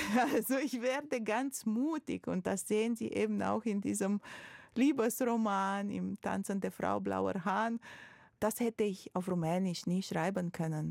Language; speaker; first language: German; non-native, fluent; Romanian